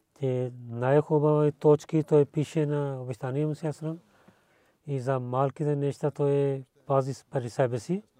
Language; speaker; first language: Bulgarian; non-native, learner; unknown